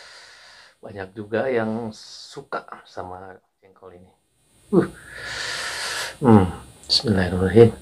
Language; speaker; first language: Indonesian; non-native, local second language; Sundanese